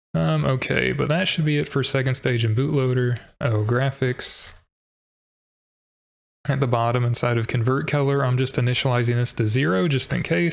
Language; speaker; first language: English; native; English